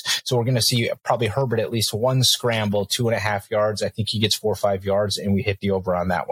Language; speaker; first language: English; native; English